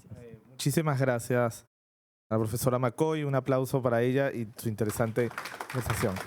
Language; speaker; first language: Spanish; native; Spanish